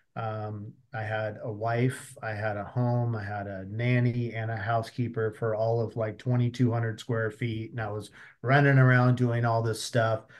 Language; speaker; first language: English; native; English